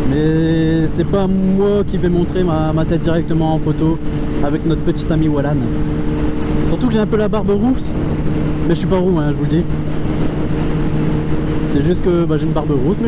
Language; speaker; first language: French; native; French